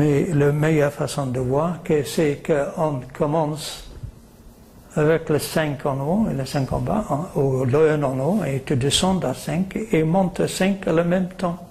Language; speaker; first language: French; non-native, fluent; English